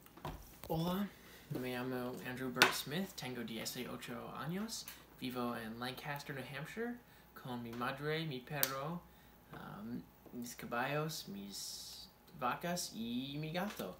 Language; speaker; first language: Spanish; non-native, learner; English